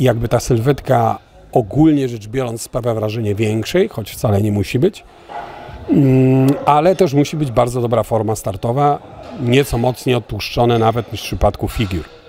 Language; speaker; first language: Polish; native; Polish